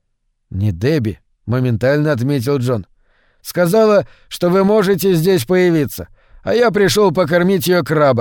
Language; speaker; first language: Russian; native; Russian